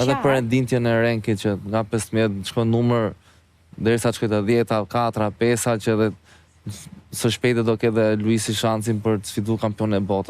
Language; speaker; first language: Albanian; native; Albanian